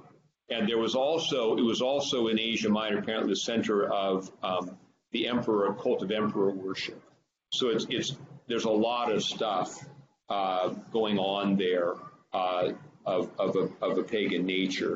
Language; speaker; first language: English; native; English